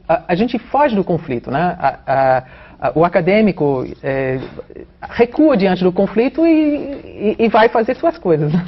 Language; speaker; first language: Portuguese; non-native, fluent; English